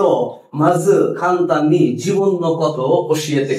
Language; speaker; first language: Japanese; non-native, fluent; Bangla